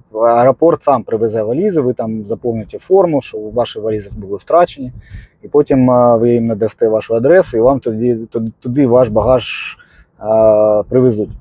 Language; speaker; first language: Ukrainian; non-native, local second language; Russian